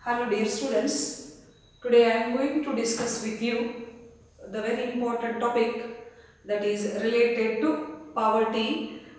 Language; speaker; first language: English; non-native, local second language; Kannada